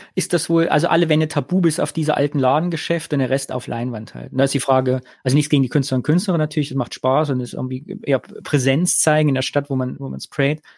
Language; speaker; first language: German; native; German